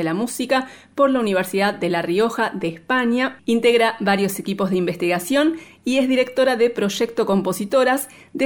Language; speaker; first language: Spanish; native; Spanish